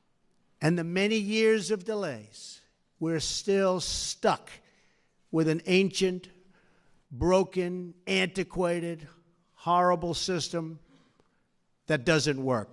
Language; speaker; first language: English; native; English